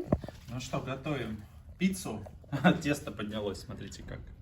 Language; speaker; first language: Russian; native; Russian